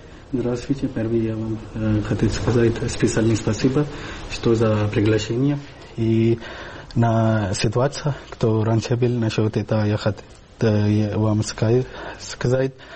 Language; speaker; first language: Russian; non-native, learner; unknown